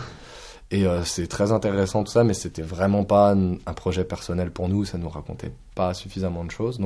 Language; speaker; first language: French; native; French